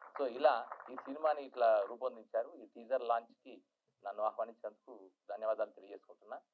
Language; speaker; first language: Telugu; native; Telugu